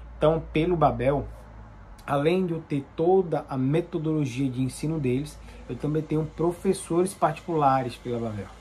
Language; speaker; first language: Portuguese; native; Portuguese